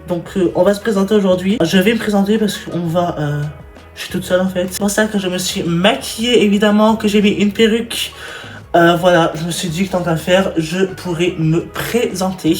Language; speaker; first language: French; native; French